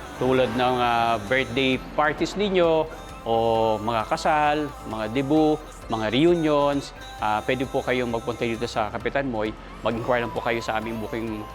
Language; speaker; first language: Filipino; native; Filipino